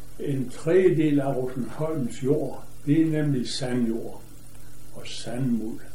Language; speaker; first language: Danish; native; Danish